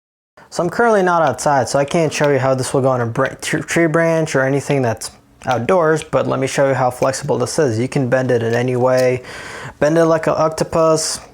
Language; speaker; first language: English; native; English